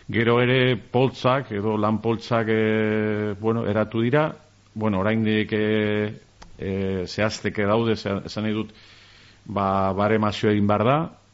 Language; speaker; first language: Basque; non-native, local second language; Spanish